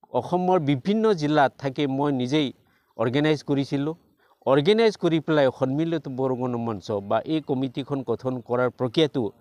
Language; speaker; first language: Assamese; non-native, local second language; Bodo